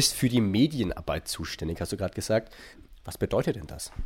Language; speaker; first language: German; native; German